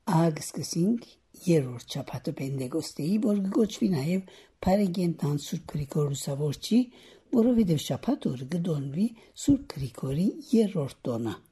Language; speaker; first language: Armenian; early bilingual, heritage; Armenian